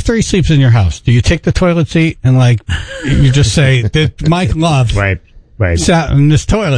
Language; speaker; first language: English; native; English